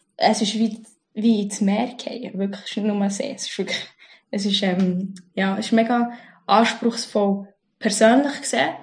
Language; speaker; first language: German; early bilingual, other home language; Arabic